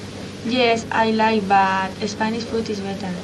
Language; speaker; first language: English; non-native, learner; Spanish